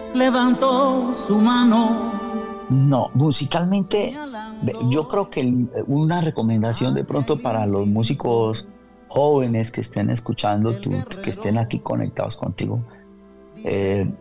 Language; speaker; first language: Spanish; native; Spanish